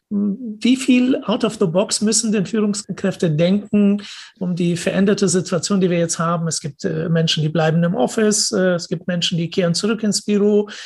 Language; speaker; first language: German; early bilingual, other home language; Persian